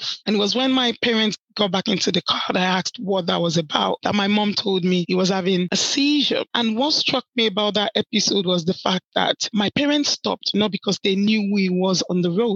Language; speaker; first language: English; non-native, local second language; Yoruba